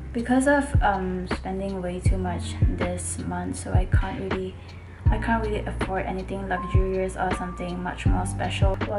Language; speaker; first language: English; non-native, local second language; Chinese